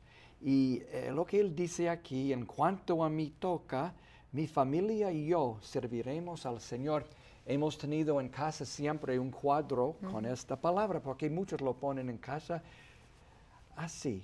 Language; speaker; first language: Spanish; non-native, fluent; English